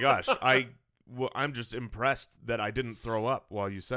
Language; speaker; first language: English; native; English